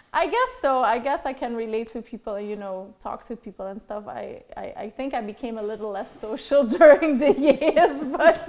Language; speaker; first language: English; non-native, fluent; Dutch